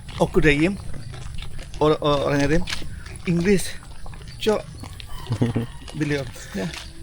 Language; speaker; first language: Turkish; non-native, learner; Indonesian